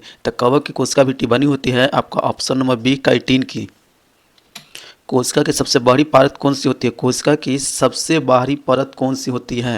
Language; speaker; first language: Hindi; native; Hindi